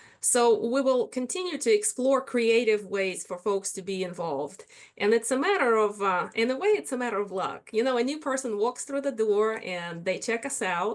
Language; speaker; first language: English; non-native, fluent; Russian